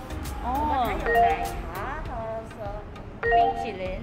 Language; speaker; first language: Chinese; non-native, learner; Vietnamese